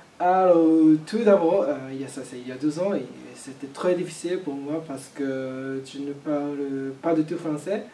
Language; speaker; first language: French; non-native, learner; Japanese